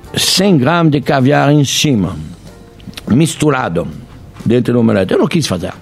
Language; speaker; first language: Portuguese; non-native, fluent; French